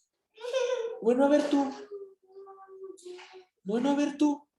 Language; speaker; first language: Spanish; native; Spanish